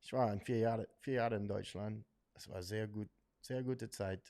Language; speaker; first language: German; non-native, learner; English